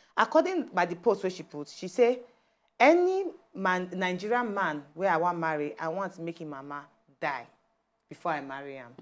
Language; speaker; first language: Nigerian Pidgin; native; Nigerian Pidgin